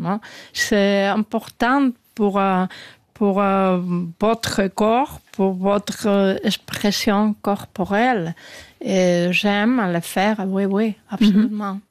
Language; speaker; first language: French; non-native, learner; Spanish